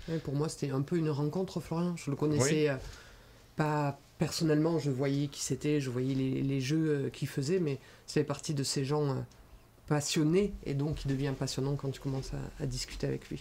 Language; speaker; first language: French; native; French